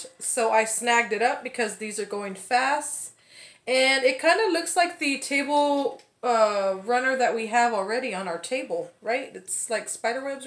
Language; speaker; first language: English; native; English